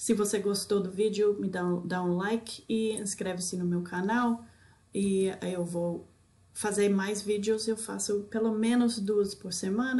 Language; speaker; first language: Portuguese; non-native, fluent; English